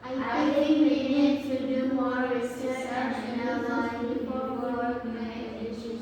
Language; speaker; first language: English; non-native, learner; Indonesian